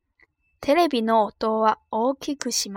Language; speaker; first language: Japanese; non-native, fluent; Chinese